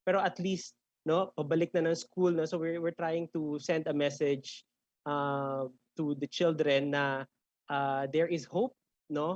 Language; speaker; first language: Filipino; native; Filipino